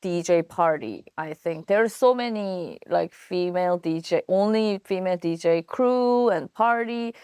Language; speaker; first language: English; non-native, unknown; Korean